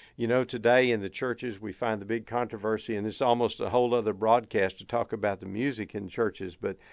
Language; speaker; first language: English; native; English